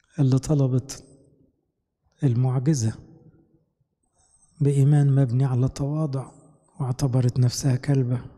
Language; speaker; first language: Arabic; native; Arabic